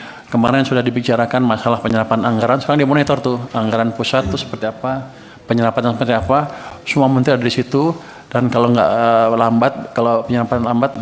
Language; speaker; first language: Indonesian; native; Indonesian